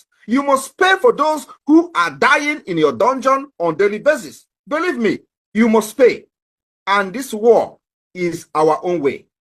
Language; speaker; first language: English; non-native, local second language; Igbo